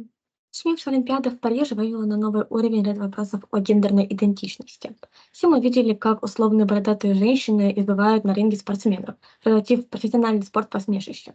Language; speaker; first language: Russian; native; Russian